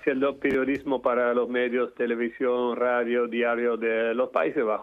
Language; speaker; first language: Spanish; non-native, fluent; Dutch